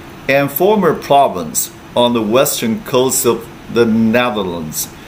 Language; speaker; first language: English; non-native, fluent; Chinese